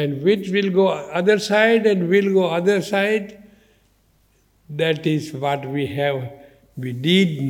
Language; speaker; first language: English; non-native, learner; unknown